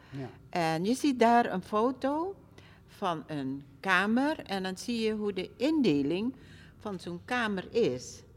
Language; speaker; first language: Dutch; early bilingual, other home language; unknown